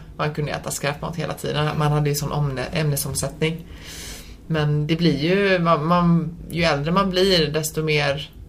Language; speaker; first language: Swedish; native; Swedish